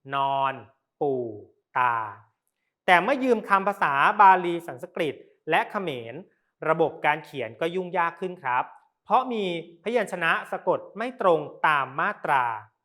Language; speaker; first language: Thai; native; Thai